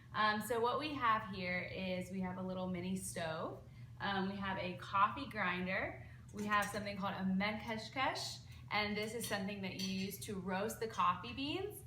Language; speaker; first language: English; early bilingual, other home language; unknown